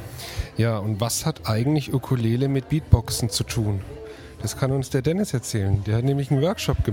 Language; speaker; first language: German; native; German